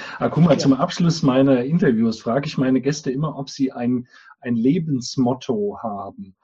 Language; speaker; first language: German; native; German